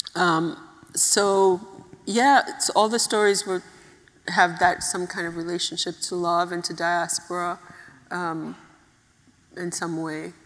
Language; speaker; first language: English; early bilingual, other home language; Haitian Creole